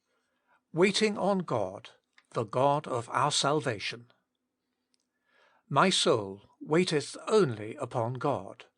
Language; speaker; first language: English; native; English